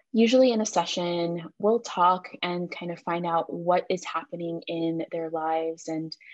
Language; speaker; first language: English; native; English